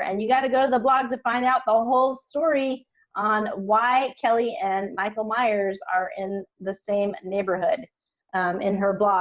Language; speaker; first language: English; native; English